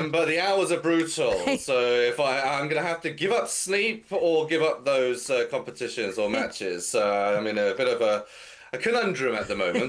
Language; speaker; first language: English; native; English